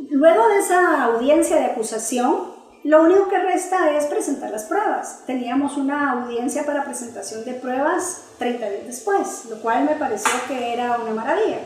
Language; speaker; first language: Spanish; native; Spanish